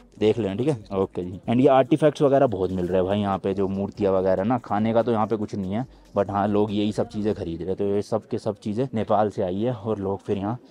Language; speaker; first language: Hindi; native; Hindi